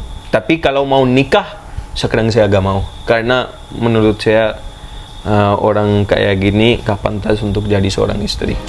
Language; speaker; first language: Indonesian; non-native, fluent; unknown